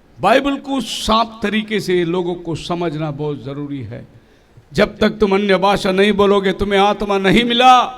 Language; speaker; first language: Hindi; non-native, local second language; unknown